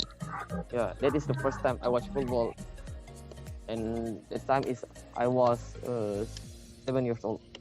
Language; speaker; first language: English; non-native, learner; Indonesian